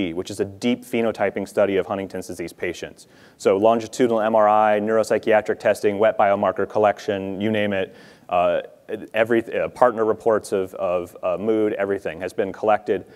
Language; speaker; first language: English; native; English